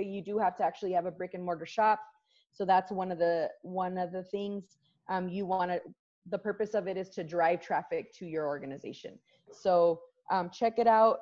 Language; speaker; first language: English; early bilingual, other home language; Spanish